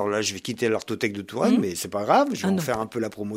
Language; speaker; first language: French; native; French